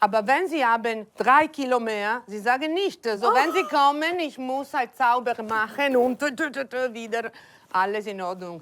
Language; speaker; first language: German; non-native, learner; Italian